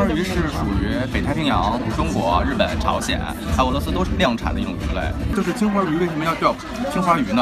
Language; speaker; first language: Chinese; native; Chinese